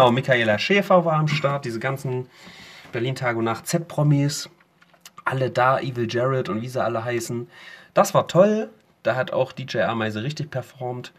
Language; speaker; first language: German; native; German